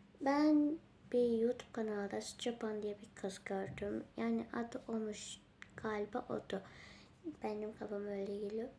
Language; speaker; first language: Turkish; early bilingual, heritage; Turkmen